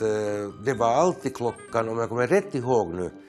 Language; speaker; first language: Swedish; non-native, local second language; Finnish